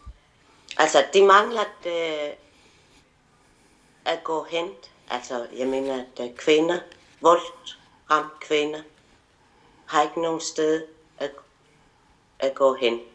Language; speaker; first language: Danish; non-native, local second language; Kalaallisut